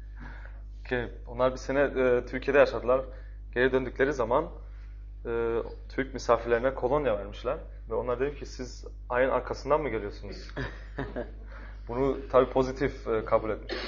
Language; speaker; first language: Turkish; non-native, fluent; German